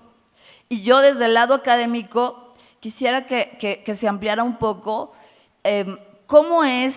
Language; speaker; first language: Spanish; native; Spanish